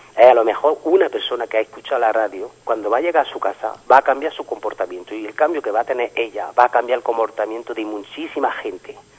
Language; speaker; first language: Spanish; early bilingual, heritage; Spanish